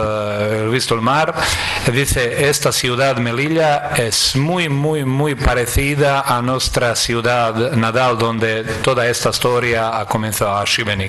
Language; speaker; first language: Spanish; non-native, fluent; Croatian